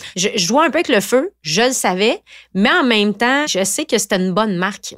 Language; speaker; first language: French; native; French